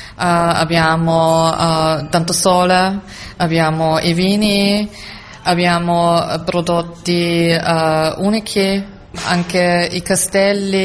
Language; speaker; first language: Italian; non-native, learner; German